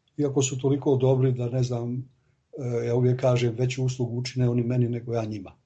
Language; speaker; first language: Serbian; native; Serbian